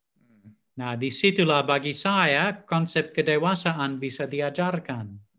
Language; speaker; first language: Indonesian; non-native, fluent; English